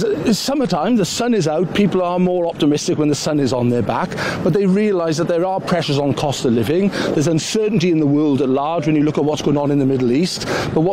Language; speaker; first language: English; native; English